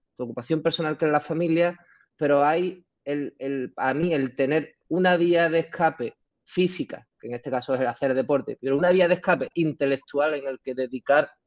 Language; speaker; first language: Spanish; native; Spanish